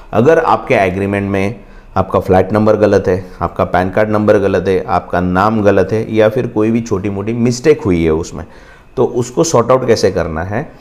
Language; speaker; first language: Hindi; non-native, local second language; Marathi